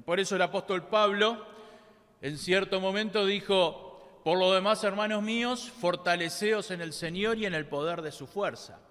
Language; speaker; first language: Spanish; native; Spanish